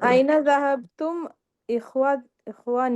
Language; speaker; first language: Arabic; non-native, learner; Malayalam